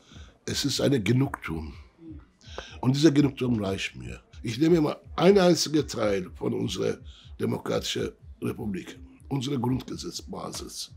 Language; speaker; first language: German; early bilingual, other home language; Turkish